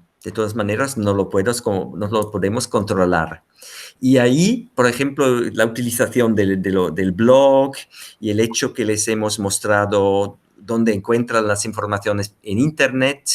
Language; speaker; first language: Spanish; non-native, fluent; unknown